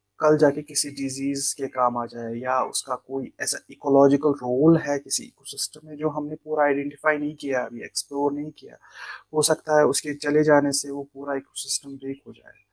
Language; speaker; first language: Hindi; non-native, local second language; Kashmiri